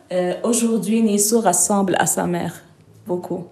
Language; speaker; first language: French; non-native, local second language; Arabic